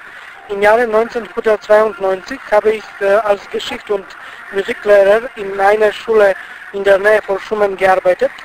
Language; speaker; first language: German; non-native, fluent; Bulgarian